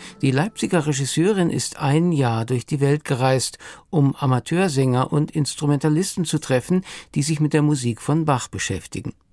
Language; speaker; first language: German; native; German